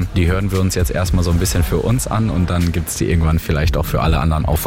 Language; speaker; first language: German; native; German